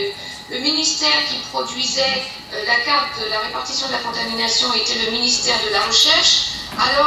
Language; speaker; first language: French; native; French